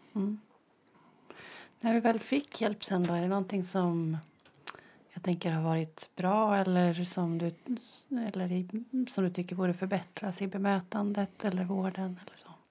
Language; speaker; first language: Swedish; native; Swedish